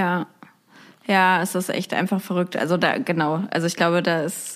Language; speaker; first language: German; native; German